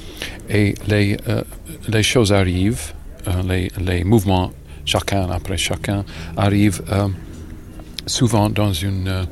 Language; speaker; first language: French; non-native, learner; English